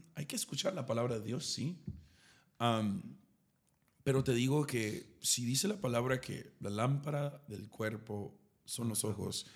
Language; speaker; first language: Spanish; early bilingual, heritage; Spanish